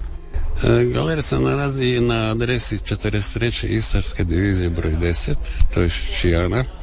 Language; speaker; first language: Serbian; native; Serbian